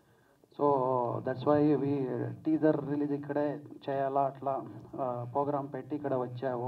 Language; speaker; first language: Telugu; non-native, learner; Kannada